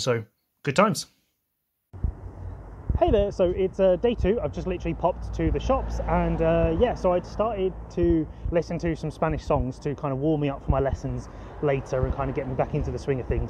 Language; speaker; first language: English; native; English